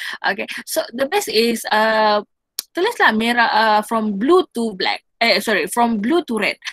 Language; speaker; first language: English; non-native, local second language; Malay